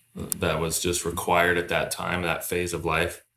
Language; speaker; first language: English; native; English